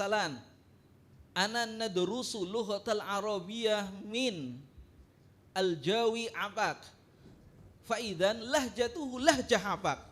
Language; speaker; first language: Arabic; non-native, fluent; Indonesian